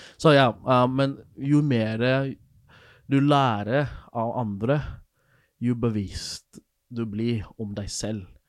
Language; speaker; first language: Norwegian; non-native, fluent; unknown